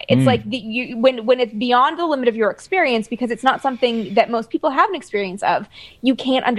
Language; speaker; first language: English; native; English